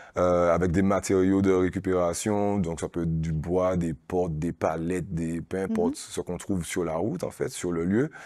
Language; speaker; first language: French; native; French